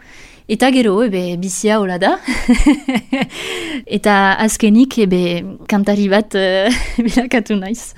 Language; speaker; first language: Basque; non-native, local second language; French